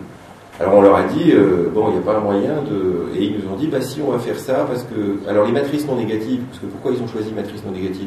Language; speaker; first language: French; native; French